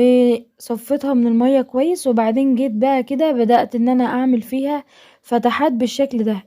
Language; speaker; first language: Arabic; native; Arabic